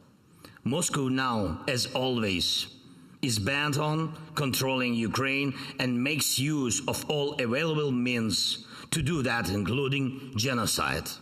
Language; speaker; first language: English; non-native, fluent; Ukrainian